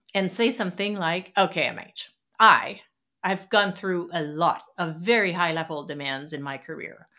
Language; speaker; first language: English; non-native, fluent; French